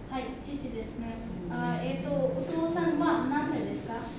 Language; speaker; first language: Japanese; non-native, fluent; Bangla